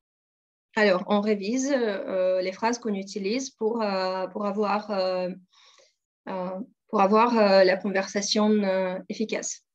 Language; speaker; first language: French; non-native, fluent; Russian